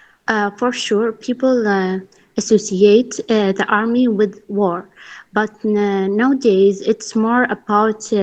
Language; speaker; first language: English; non-native, learner; Arabic